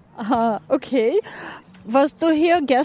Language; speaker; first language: German; non-native, fluent; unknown